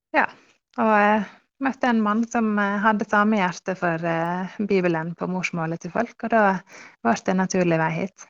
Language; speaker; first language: Norwegian; early bilingual, heritage; Norwegian